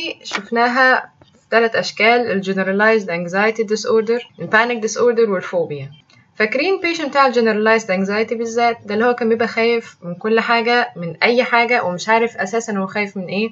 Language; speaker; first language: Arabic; native; Arabic